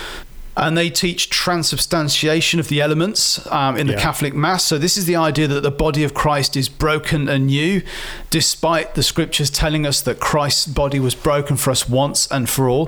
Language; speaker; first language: English; native; English